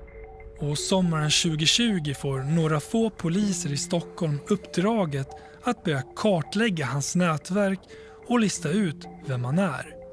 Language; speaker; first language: Swedish; native; Swedish